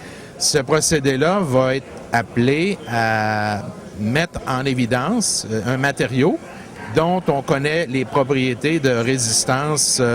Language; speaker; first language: French; native; French